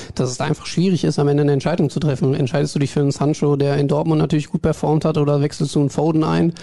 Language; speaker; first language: German; native; German